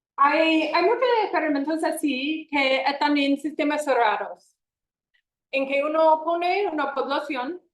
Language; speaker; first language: Spanish; non-native, fluent; English